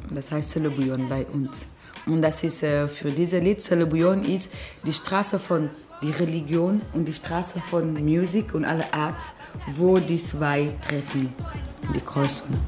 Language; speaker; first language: German; non-native, learner; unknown